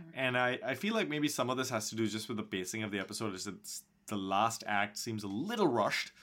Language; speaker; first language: English; non-native, local second language; Hindi